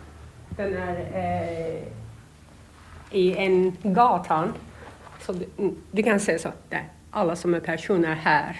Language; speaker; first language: Swedish; non-native, learner; Turkish